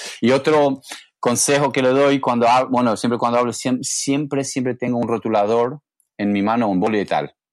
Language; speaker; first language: Spanish; non-native, fluent; English